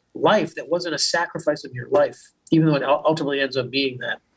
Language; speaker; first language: English; native; English